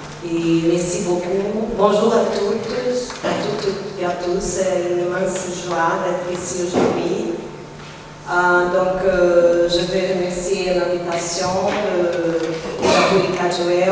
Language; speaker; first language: French; non-native, fluent; Portuguese